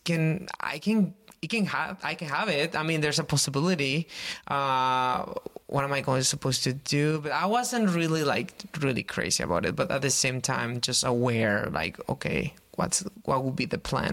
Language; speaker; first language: English; non-native, fluent; Spanish